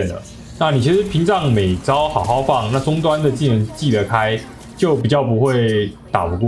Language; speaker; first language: Chinese; native; Chinese